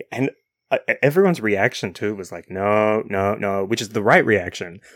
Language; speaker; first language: English; native; English